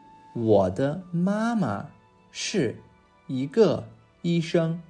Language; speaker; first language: Chinese; non-native, fluent; English